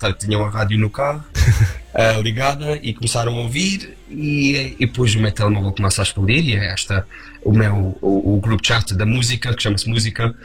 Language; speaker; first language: Portuguese; early bilingual, heritage; Portuguese